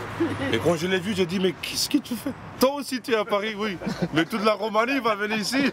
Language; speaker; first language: French; non-native, fluent; Romanian